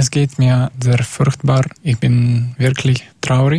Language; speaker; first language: German; non-native, learner; Russian